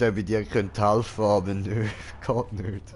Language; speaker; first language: German; native; German